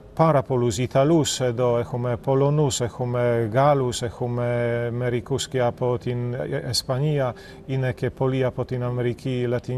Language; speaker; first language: Greek; non-native, fluent; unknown